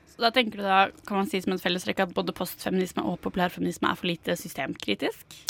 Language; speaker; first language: Norwegian; native; Norwegian